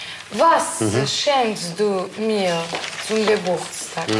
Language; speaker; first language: German; non-native, learner; Russian